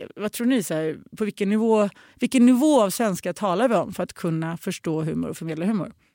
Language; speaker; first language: Swedish; early bilingual, other home language; Russian